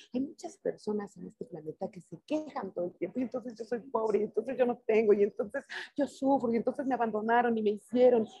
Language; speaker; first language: Spanish; native; Spanish